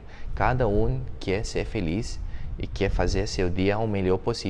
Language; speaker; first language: Portuguese; non-native, fluent; German